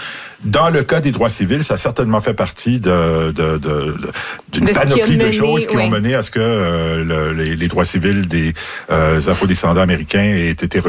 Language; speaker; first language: French; native; French